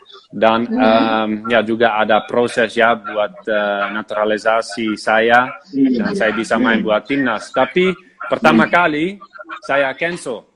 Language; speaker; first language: Indonesian; non-native, fluent; Dutch